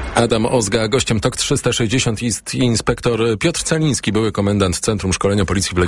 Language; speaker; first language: Polish; native; Polish